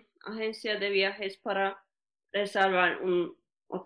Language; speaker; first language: Spanish; non-native, learner; Turkish